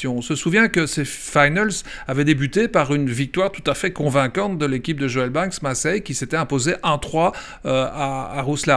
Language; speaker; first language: French; native; French